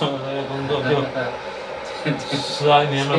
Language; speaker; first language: Chinese; native; Chinese